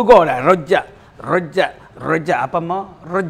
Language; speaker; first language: English; non-native, local second language; Malay